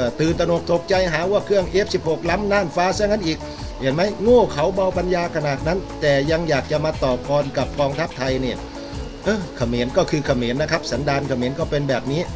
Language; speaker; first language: Thai; native; Thai